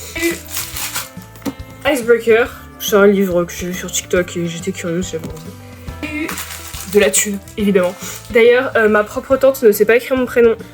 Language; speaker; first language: French; native; French